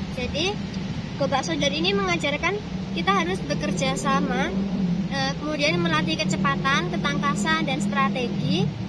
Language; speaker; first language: Indonesian; native; Indonesian